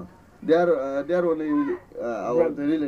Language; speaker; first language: English; non-native, learner; Newari